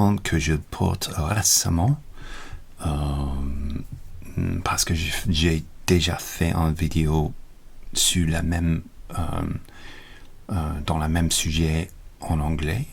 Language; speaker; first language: French; non-native, learner; English